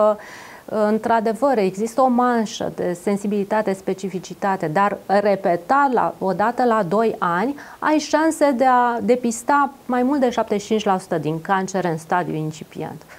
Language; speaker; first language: Romanian; native; Romanian